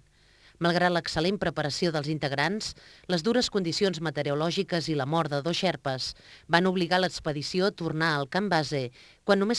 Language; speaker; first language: Catalan; native; Catalan